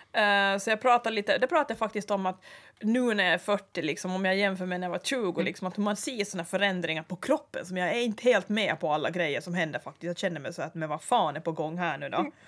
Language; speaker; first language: Swedish; native; Swedish